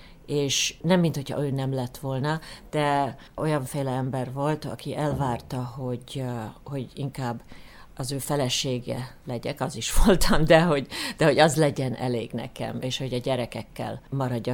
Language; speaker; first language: Hungarian; early bilingual, heritage; Hungarian